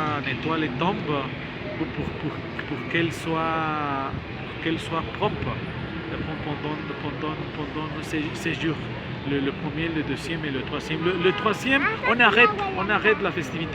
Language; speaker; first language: French; non-native, learner; Spanish